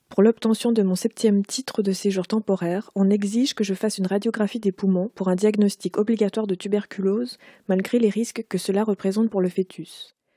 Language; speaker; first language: French; native; French